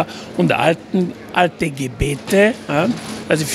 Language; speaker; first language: German; non-native, fluent; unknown